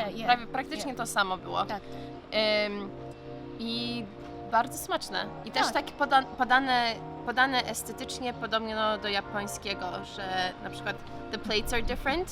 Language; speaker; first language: Polish; early bilingual, heritage; English